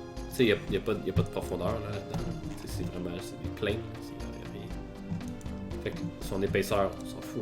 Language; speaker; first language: French; native; French